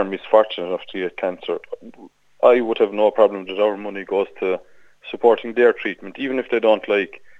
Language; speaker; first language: English; native; English